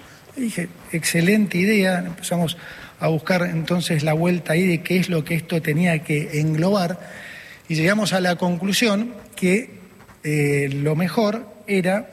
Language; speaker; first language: Spanish; native; Spanish